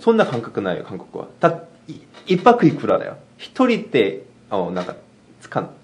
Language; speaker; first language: Japanese; non-native, fluent; Korean